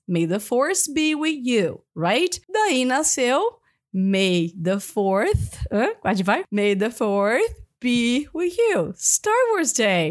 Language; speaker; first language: English; non-native, fluent; Portuguese